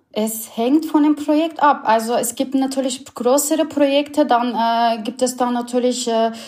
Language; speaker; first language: German; non-native, fluent; Turkish